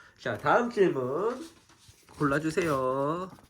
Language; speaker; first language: Korean; native; Korean